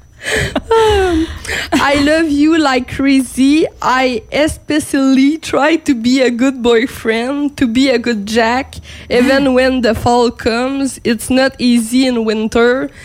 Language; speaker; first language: English; non-native, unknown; French